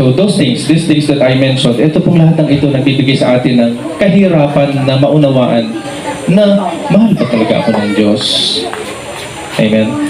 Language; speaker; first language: Filipino; native; Filipino